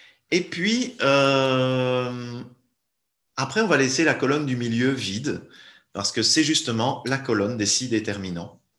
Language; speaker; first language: French; native; French